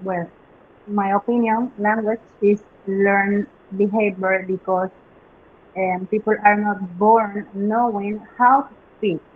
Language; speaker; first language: English; non-native, fluent; Spanish